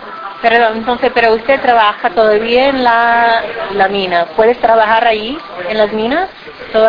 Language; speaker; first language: Spanish; non-native, fluent; English